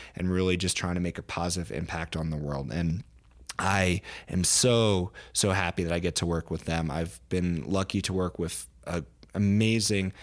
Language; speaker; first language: English; native; English